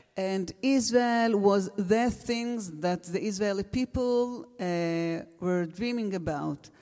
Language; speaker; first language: English; non-native, fluent; Hebrew